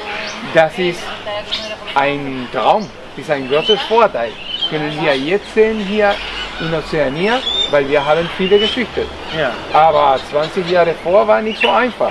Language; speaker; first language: German; non-native, fluent; Spanish